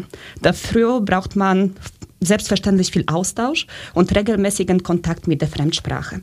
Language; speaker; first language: German; early bilingual, other home language; Polish